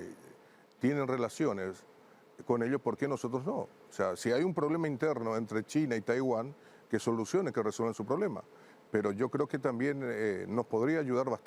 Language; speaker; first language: Spanish; native; Spanish